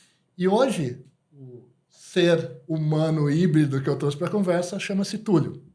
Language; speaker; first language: Portuguese; native; Portuguese